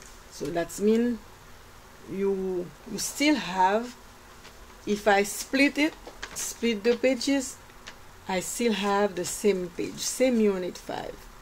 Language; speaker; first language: English; non-native, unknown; Haitian Creole